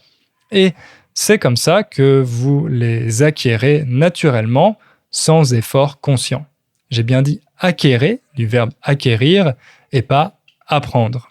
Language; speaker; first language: French; native; French